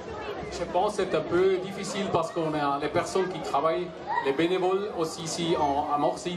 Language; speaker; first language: French; non-native, learner; German